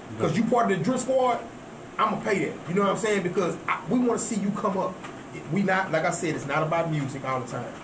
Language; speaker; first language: English; native; English